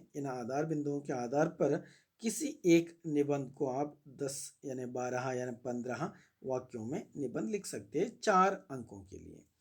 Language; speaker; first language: Hindi; non-native, local second language; Kannada